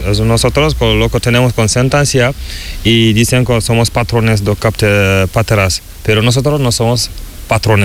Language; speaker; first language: Spanish; non-native, learner; Fula